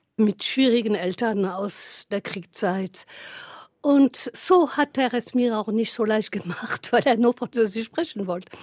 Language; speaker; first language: German; non-native, fluent; French